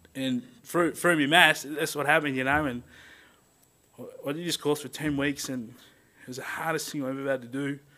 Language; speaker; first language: English; native; English